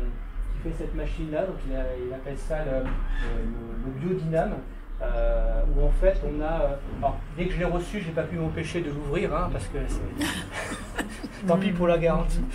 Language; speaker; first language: French; native; French